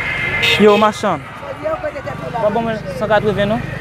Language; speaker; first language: English; non-native, fluent; Haitian Creole